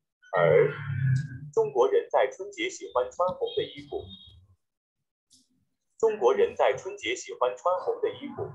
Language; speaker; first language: Chinese; non-native, learner; Vietnamese